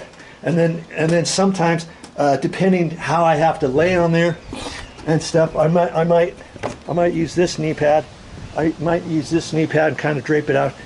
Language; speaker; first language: English; native; English